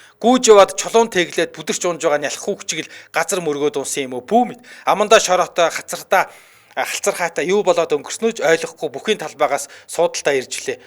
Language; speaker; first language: Mongolian; native; Mongolian